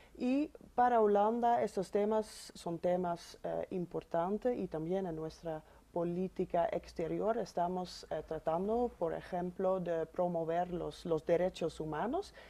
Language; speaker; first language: Spanish; non-native, fluent; Dutch